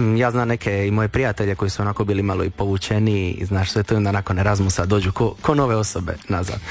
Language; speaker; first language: Croatian; native; Croatian